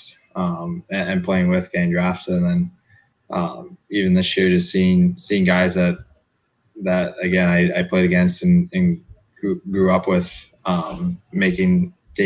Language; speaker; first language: English; native; English